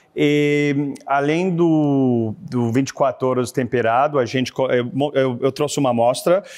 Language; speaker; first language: Portuguese; non-native, fluent; French